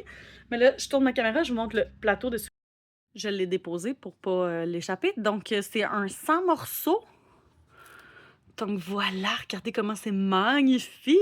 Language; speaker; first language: French; native; French